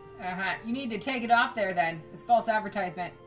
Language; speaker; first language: English; native; English